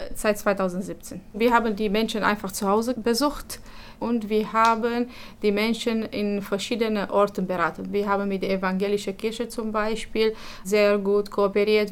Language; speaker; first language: German; non-native, fluent; Romanian